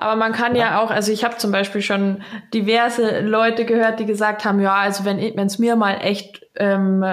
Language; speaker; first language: German; native; German